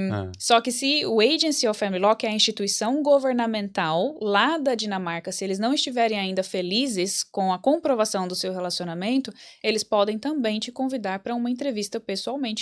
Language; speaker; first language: Portuguese; native; Portuguese